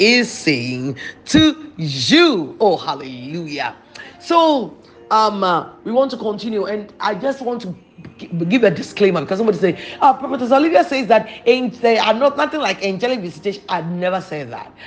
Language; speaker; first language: English; non-native, local second language; Akan